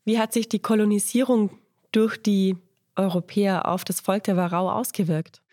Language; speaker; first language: German; native; German